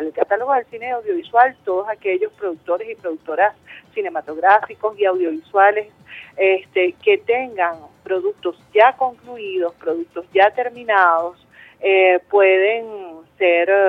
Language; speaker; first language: Spanish; native; Spanish